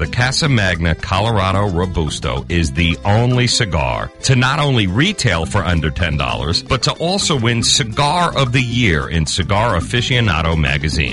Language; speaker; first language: English; native; English